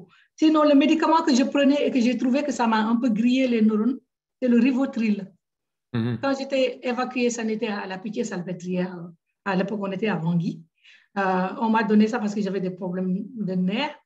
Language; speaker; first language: French; native; French